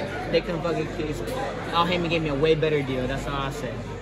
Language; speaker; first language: English; early bilingual, other home language; Spanish